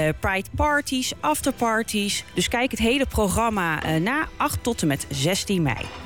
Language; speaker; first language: Dutch; native; Dutch